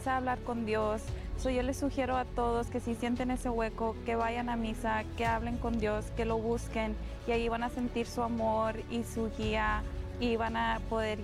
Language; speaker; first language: Spanish; early bilingual, heritage; Spanish